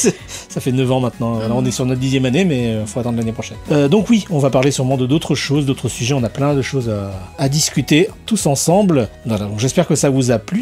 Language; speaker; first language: French; native; French